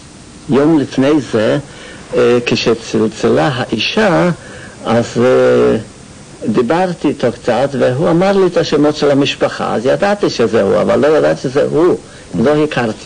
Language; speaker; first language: Hebrew; non-native, fluent; Yiddish